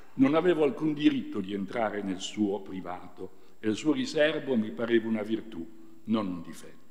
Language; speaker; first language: Italian; native; Italian